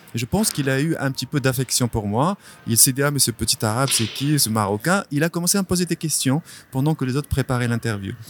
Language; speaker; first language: French; non-native, local second language; Arabic